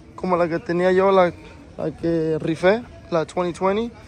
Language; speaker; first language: Spanish; early bilingual, heritage; Spanish